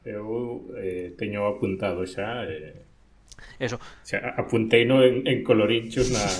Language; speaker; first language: Galician; non-native, local second language; Spanish